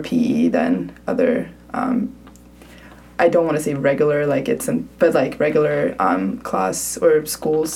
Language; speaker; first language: English; non-native, fluent; Swedish